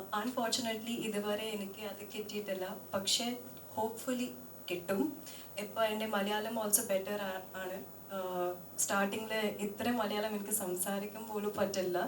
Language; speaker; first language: Malayalam; non-native, local second language; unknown